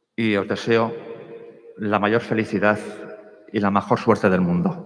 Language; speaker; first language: Spanish; native; Spanish